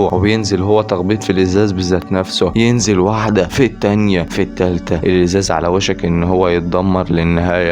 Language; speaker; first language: Arabic; native; Arabic